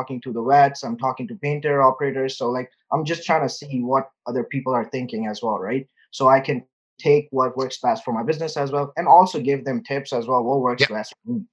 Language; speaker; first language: English; non-native, local second language; Urdu